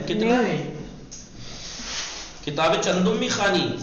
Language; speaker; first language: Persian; non-native, fluent; Urdu